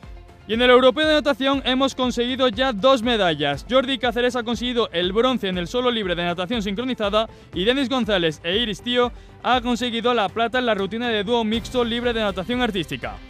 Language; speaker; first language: Spanish; native; Spanish